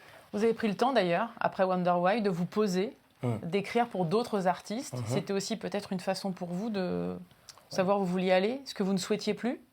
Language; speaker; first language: French; native; French